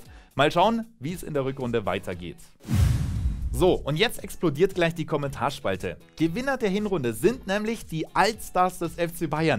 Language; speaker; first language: German; native; German